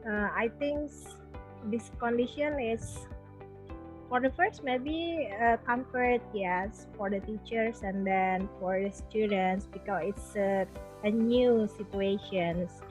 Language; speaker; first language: English; non-native, local second language; Indonesian